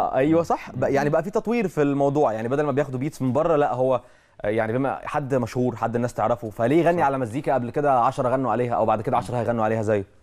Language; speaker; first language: Arabic; native; Arabic